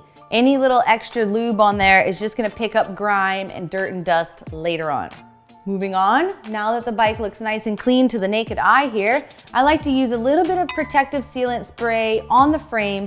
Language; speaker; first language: English; native; English